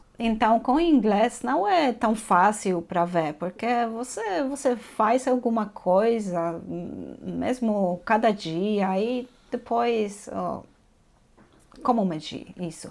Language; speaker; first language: Portuguese; non-native, fluent; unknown